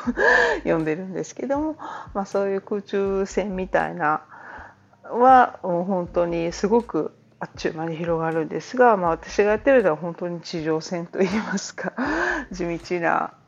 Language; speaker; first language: Japanese; native; Japanese